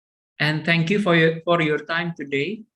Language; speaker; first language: English; non-native, fluent; Indonesian